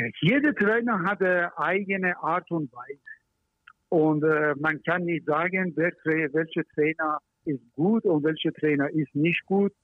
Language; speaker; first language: German; non-native, learner; Persian